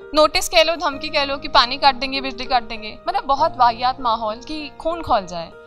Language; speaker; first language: Hindi; native; Hindi